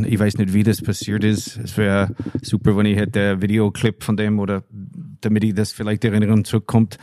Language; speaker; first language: German; non-native, fluent; English